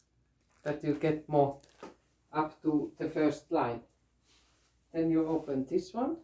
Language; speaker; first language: English; non-native, learner; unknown